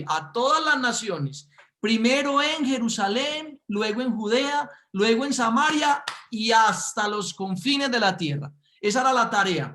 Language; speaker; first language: Spanish; native; Spanish